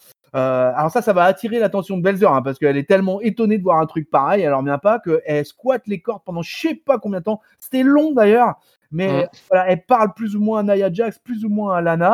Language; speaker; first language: French; native; French